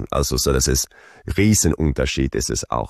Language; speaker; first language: German; early bilingual, heritage; Swedish